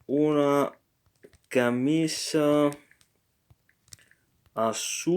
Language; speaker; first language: Spanish; non-native, learner; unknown